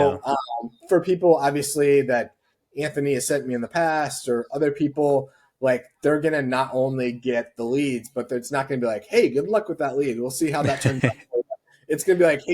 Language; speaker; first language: English; native; English